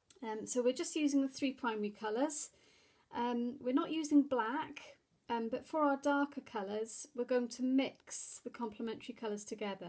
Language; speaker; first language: English; native; English